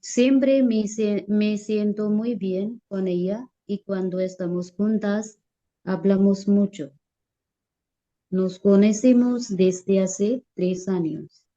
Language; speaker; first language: Spanish; non-native, learner; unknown